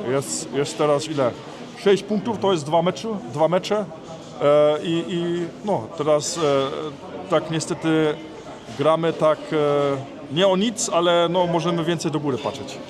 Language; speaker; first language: Polish; early bilingual, heritage; Polish